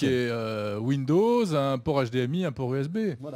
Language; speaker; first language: French; native; French